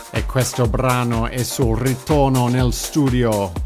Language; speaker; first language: Italian; non-native, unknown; English